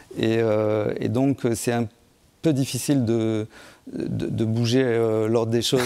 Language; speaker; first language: French; native; French